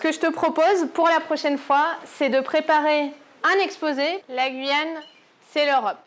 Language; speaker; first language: French; native; French